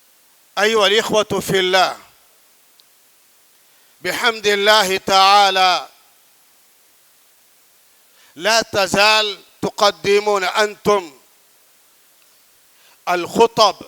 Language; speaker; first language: Arabic; non-native, fluent; Urdu